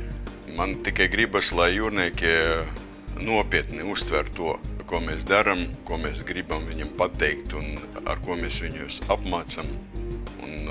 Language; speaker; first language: Latvian; non-native, local second language; Russian